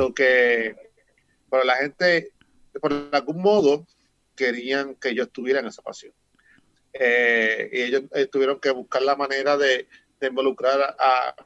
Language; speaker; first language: Spanish; native; Spanish